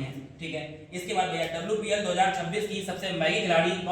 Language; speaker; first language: Hindi; native; Hindi